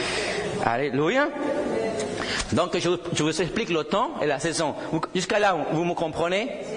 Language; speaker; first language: French; non-native, fluent; Spanish